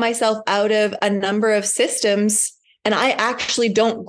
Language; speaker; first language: English; native; English